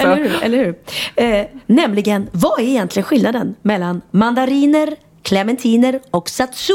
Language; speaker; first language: Swedish; native; Swedish